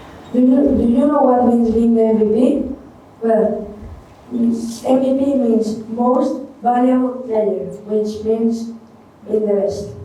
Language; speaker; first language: English; non-native, learner; Spanish